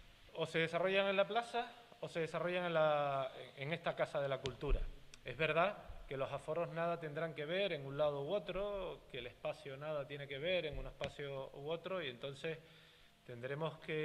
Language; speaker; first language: Spanish; native; Spanish